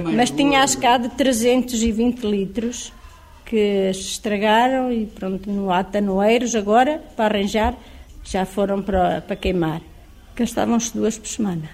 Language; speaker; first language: Portuguese; native; Portuguese